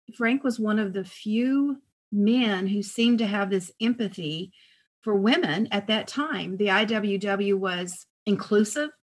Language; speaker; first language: English; native; English